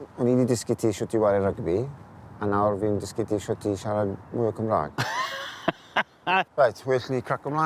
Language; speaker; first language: Welsh; native; Welsh